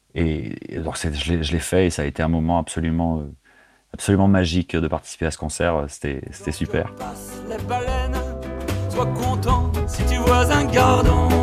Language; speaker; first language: French; native; French